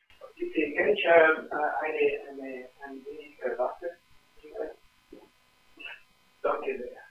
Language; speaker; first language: German; non-native, learner; French